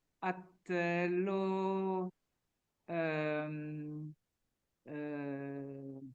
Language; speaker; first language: Hebrew; non-native, learner; French